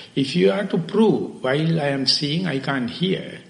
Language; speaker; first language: English; non-native, local second language; Sinhala